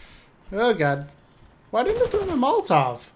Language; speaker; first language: English; native; English